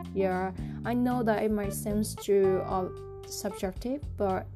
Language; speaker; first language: English; non-native, learner; Indonesian